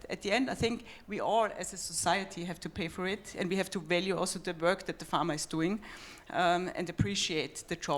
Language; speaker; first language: English; non-native, fluent; German